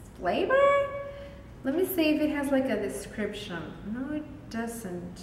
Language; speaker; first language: English; non-native, fluent; Spanish